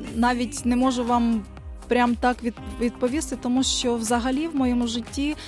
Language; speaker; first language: Ukrainian; native; Ukrainian